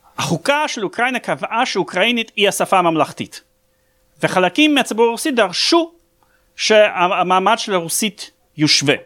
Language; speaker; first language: Hebrew; non-native, fluent; Russian